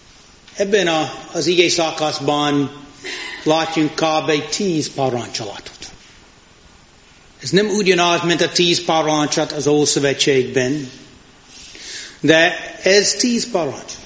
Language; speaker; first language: Hungarian; non-native, fluent; English